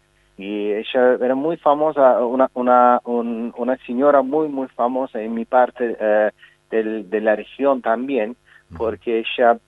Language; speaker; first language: Spanish; non-native, fluent; Azerbaijani